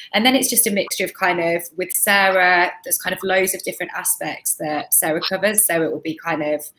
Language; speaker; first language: English; native; English